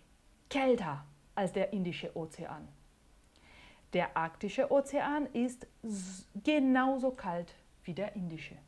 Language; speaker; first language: German; non-native, fluent; Portuguese